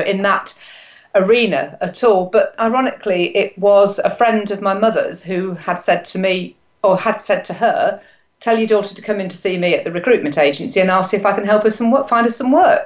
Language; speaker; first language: English; native; English